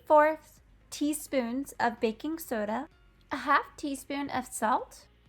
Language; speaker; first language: English; native; English